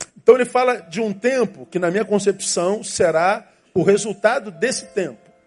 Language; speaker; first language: Portuguese; native; Portuguese